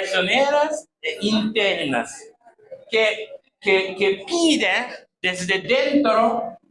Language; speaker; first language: Spanish; non-native, fluent; Japanese